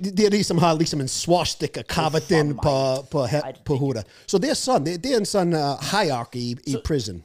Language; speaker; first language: Norwegian; non-native, fluent; English